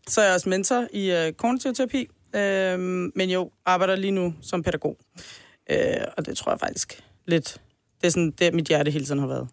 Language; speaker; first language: Danish; early bilingual, other home language; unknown